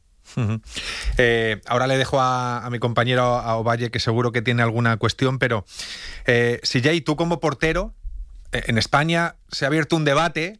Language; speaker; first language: Spanish; native; Spanish